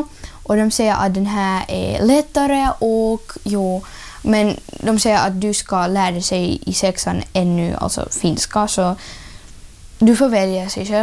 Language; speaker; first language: Swedish; non-native, learner; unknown